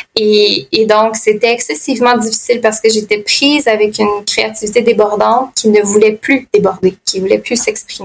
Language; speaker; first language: French; native; French